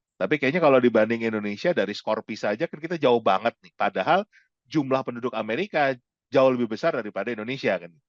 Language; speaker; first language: Indonesian; native; Indonesian